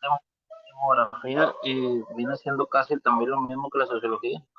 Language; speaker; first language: Spanish; native; Spanish